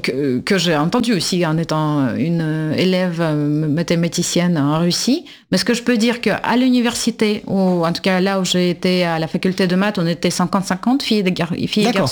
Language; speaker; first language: French; non-native, fluent; Russian